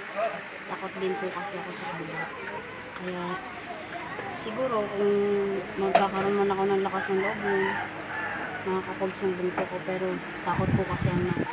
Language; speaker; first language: Filipino; native; Filipino